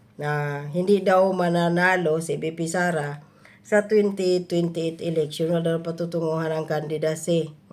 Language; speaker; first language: Filipino; native; Filipino